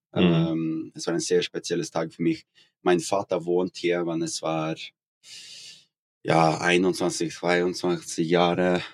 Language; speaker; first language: German; non-native, learner; Norwegian